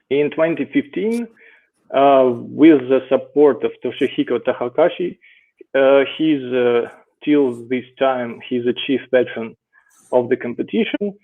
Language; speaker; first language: English; non-native, fluent; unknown